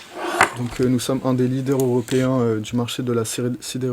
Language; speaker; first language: French; native; French